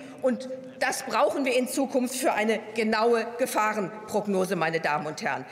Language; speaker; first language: German; native; German